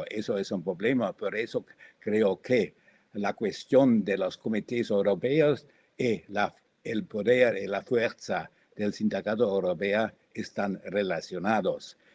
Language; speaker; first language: Spanish; non-native, fluent; German